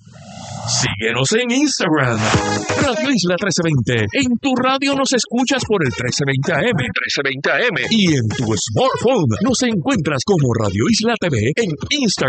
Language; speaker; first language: Spanish; native; Spanish